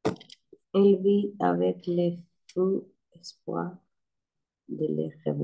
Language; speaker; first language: French; non-native, learner; Spanish